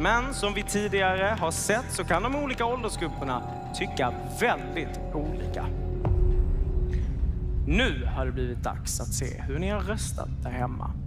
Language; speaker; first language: Swedish; native; Swedish